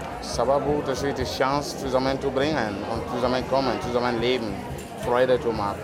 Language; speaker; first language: German; non-native, learner; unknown